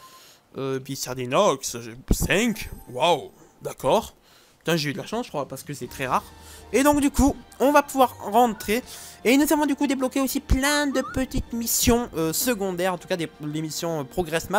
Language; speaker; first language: French; native; French